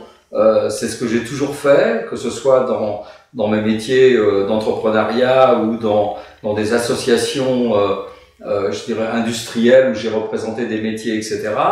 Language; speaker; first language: French; native; French